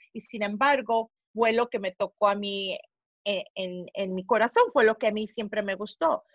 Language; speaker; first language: Spanish; early bilingual, heritage; Spanish